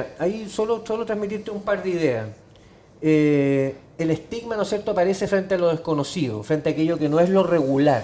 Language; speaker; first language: Spanish; native; Spanish